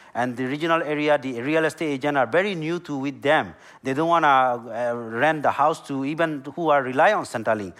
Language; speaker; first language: English; non-native, learner; Burmese